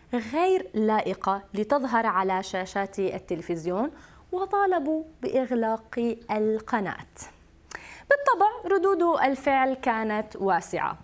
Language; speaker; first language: Arabic; native; Arabic